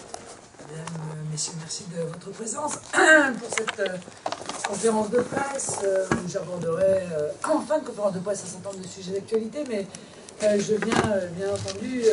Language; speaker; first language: French; native; French